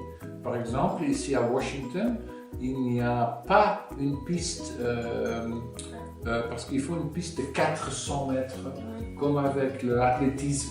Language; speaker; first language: French; non-native, fluent; Dutch